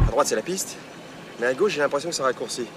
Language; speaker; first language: French; native; French